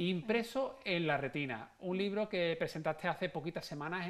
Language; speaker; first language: Spanish; native; Spanish